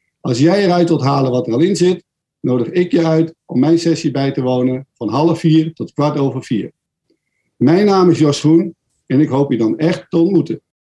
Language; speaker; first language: Dutch; native; Dutch